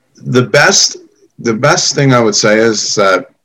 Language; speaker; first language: English; native; English